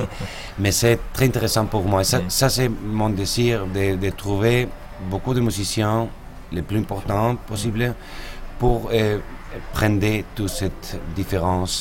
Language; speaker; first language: French; non-native, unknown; Spanish